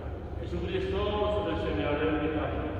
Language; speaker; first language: Basque; native; Basque